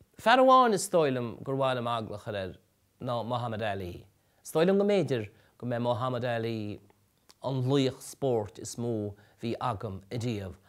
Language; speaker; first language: Irish; native; Irish